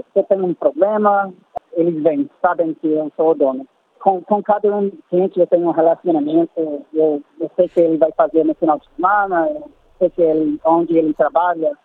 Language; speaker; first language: Portuguese; non-native, fluent; English